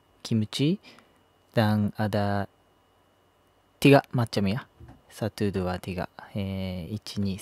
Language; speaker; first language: Indonesian; non-native, learner; Japanese